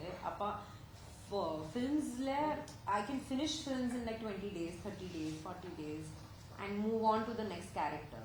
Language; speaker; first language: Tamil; non-native, learner; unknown